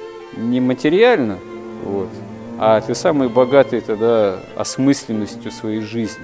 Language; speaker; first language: Russian; native; Russian